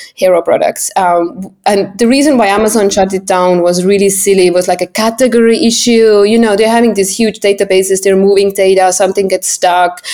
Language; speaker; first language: English; non-native, fluent; Estonian